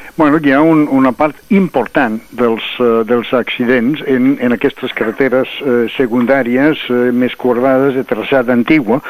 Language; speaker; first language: Catalan; non-native, local second language; Spanish